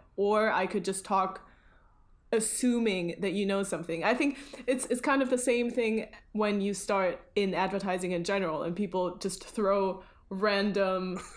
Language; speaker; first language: English; early bilingual, other home language; German